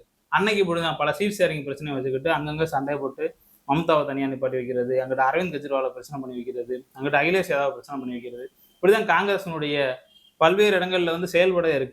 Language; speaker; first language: Tamil; native; Tamil